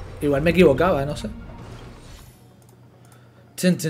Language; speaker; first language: Spanish; native; Spanish